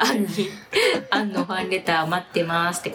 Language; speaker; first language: Japanese; native; Japanese